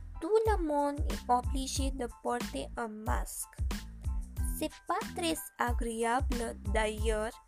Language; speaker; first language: French; non-native, learner; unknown